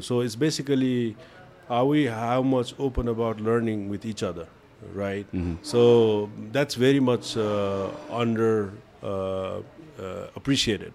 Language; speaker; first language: English; non-native, local second language; Maithili